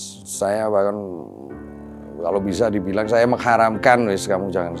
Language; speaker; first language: Indonesian; native; Indonesian